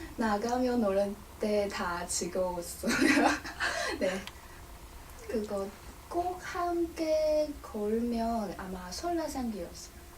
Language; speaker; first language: Korean; non-native, learner; Chinese